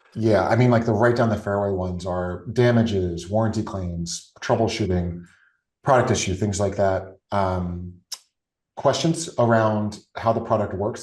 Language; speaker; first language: English; native; English